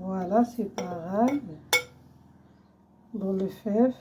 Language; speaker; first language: French; non-native, learner; Arabic